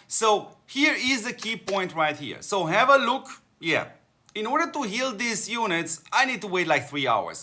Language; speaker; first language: English; non-native, fluent; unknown